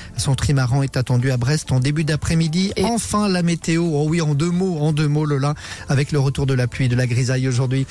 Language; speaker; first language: French; native; French